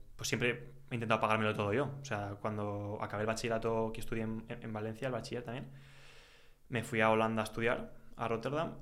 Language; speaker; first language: Spanish; native; Spanish